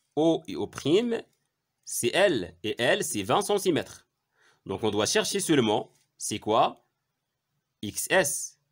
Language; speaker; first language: French; non-native, local second language; Arabic